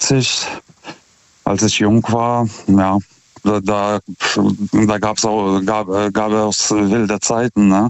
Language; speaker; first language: German; non-native, fluent; Lithuanian